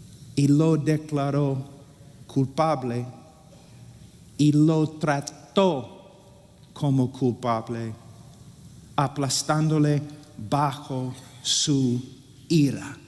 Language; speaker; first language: Spanish; non-native, fluent; English